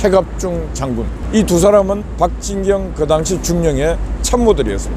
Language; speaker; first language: Korean; native; Korean